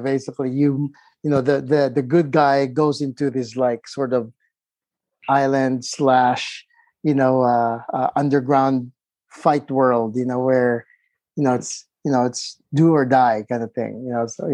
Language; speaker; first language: English; non-native, local second language; Filipino